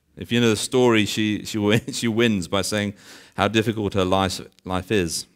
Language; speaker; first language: English; native; English